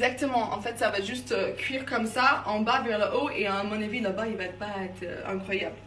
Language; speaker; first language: French; non-native, fluent; English